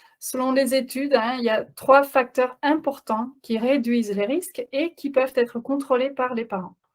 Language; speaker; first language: French; non-native, fluent; Dutch